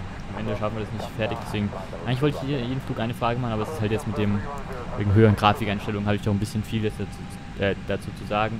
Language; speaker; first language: German; native; German